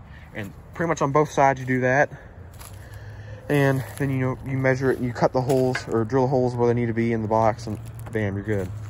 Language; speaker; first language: English; native; English